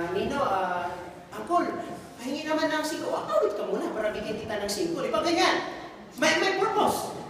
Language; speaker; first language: Filipino; non-native, local second language; Cebuano